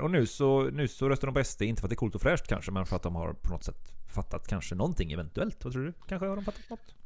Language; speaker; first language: Swedish; native; Swedish